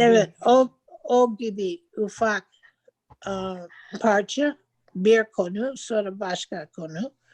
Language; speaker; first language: Turkish; non-native, learner; English